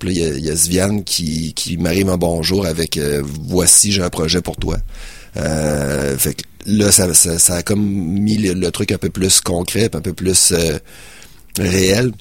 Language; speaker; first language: French; native; French